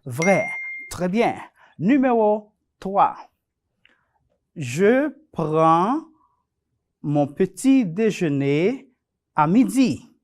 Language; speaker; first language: French; non-native, fluent; Spanish